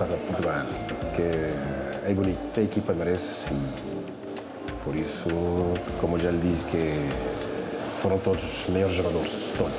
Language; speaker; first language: Portuguese; non-native, fluent; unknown